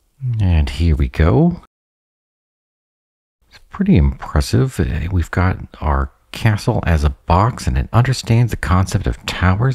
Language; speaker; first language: English; native; English